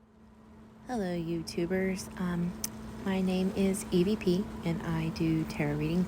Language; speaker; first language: English; native; English